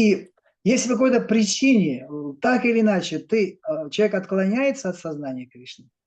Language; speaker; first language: Russian; native; Russian